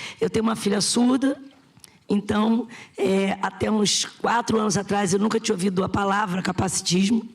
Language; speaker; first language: Portuguese; native; Portuguese